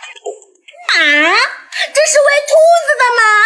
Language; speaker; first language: Chinese; native; Chinese